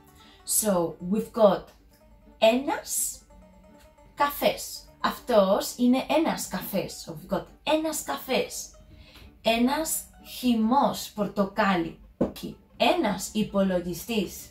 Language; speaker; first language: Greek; non-native, learner; English